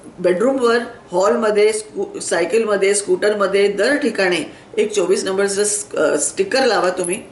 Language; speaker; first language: Marathi; non-native, local second language; Sindhi